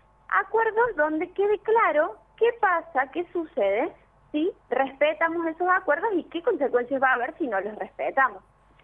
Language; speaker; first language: Spanish; native; Spanish